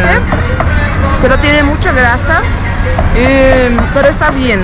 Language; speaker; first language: Spanish; non-native, fluent; Portuguese